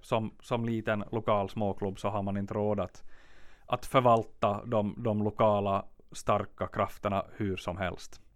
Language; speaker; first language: Swedish; native; Swedish